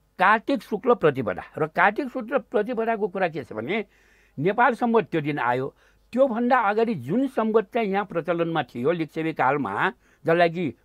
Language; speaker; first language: Nepali; non-native, local second language; Newari